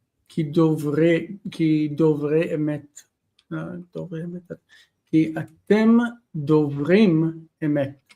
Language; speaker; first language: Hebrew; non-native, fluent; English